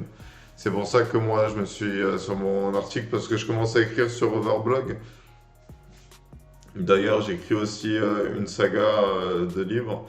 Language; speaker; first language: French; native; French